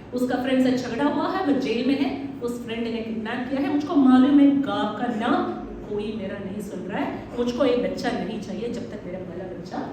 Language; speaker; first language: Hindi; non-native, local second language; Malayalam